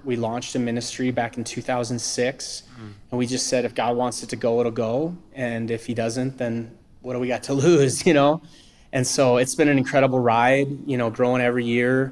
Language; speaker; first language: English; native; English